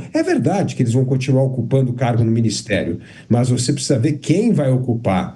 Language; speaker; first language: Portuguese; native; Portuguese